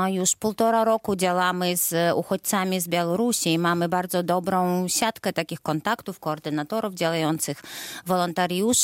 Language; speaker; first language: Polish; non-native, fluent; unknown